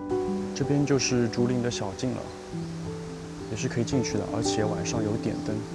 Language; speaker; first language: Chinese; native; Chinese